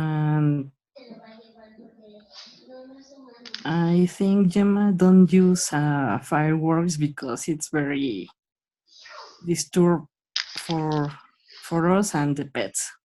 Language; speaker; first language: English; non-native, learner; Spanish